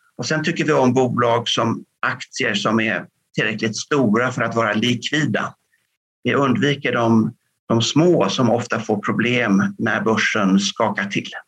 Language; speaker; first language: Swedish; native; Swedish